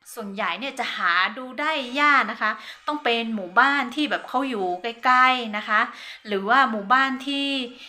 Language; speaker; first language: Thai; non-native, local second language; Hmong